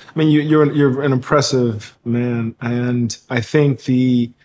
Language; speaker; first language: English; native; English